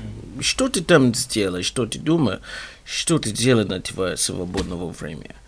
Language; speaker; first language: Russian; non-native, learner; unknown